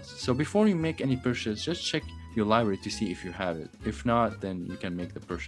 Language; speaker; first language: English; non-native, fluent; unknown